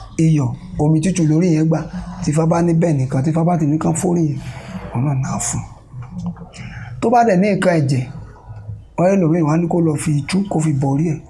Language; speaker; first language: Yoruba; native; Yoruba